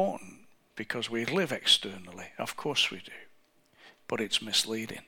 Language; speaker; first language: English; native; English